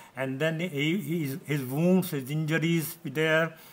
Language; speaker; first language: English; non-native, local second language; Urdu